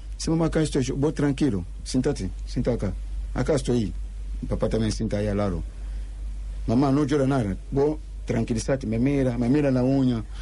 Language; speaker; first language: Spanish; non-native, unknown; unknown